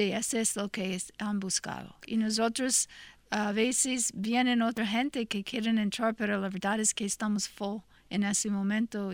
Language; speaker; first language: Spanish; non-native, fluent; English